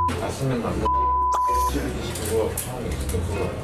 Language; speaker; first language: Korean; native; Korean